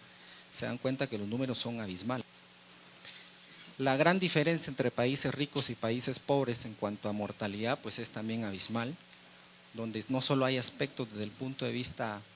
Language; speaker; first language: Spanish; native; Spanish